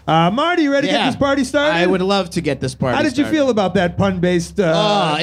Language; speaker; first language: English; native; English